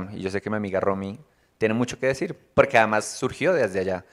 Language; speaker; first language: Spanish; native; Spanish